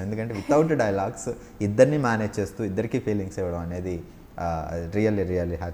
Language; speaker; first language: Telugu; native; Telugu